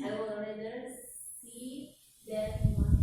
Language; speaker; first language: English; non-native, learner; Indonesian